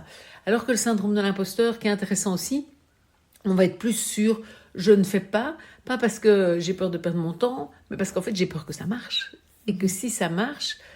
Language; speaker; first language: French; native; French